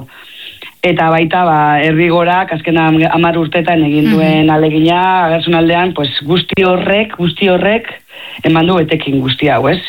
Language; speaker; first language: Basque; native; Basque